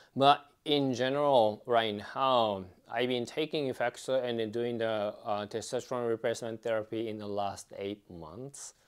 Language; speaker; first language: English; non-native, fluent; Japanese